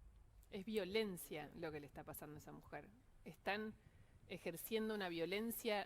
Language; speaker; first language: Spanish; native; Spanish